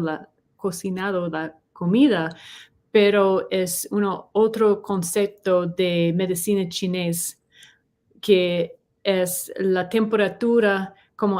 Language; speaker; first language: Spanish; non-native, learner; English